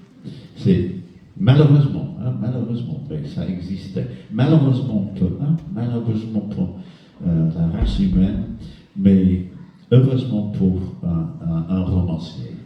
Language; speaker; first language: French; non-native, fluent; English